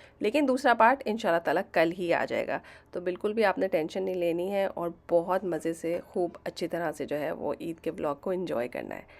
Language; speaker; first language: Urdu; native; Urdu